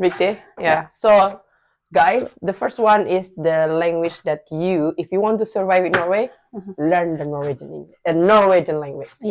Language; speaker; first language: English; non-native, learner; Indonesian